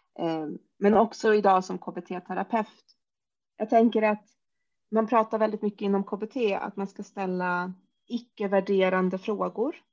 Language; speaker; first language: Swedish; early bilingual, other home language; Arabic